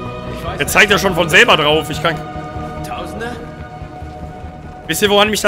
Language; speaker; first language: German; native; German